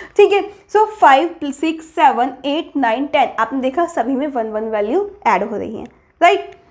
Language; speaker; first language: Hindi; native; Hindi